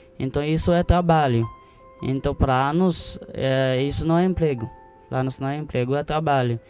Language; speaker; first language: Portuguese; non-native, fluent; Haitian Creole